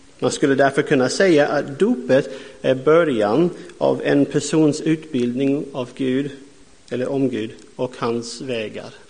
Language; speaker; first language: Swedish; non-native, fluent; English